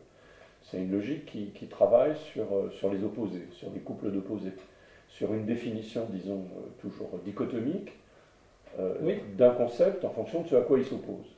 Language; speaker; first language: French; native; French